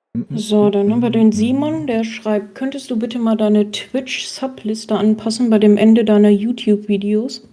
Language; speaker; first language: German; native; German